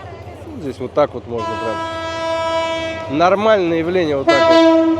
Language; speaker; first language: Russian; native; Russian